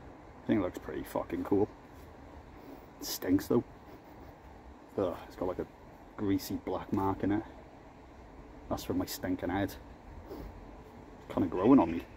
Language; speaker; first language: English; native; English